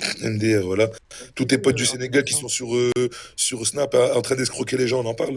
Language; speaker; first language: French; native; French